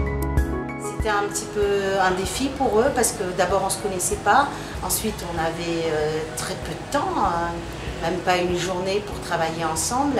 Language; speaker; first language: French; native; French